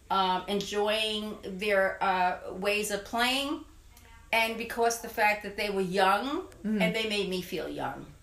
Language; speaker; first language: English; native; English